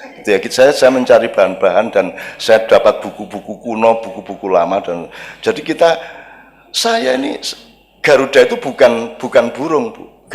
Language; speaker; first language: Indonesian; non-native, local second language; Javanese